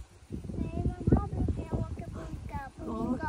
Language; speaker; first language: Swedish; early bilingual, other home language; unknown